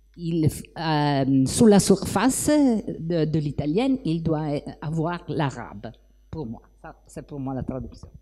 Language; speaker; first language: French; non-native, fluent; Italian